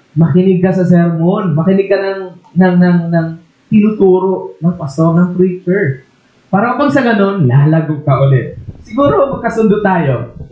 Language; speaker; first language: Filipino; non-native, local second language; Waray